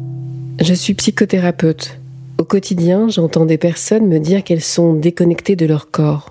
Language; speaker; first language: French; early bilingual, other home language; Central Atlas Tamazight